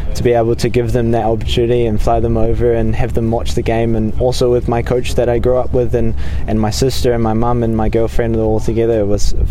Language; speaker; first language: English; native; English